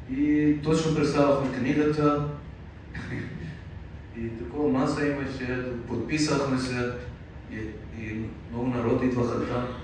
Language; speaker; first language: Bulgarian; non-native, fluent; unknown